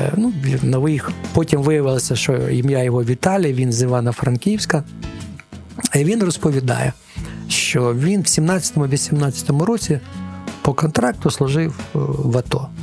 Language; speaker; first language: Ukrainian; non-native, local second language; Russian